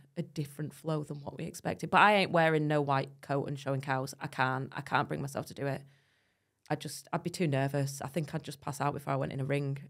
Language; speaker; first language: English; native; English